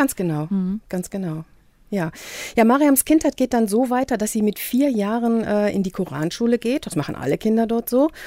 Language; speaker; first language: German; native; German